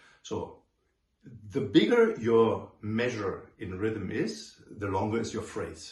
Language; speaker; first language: English; non-native, fluent; German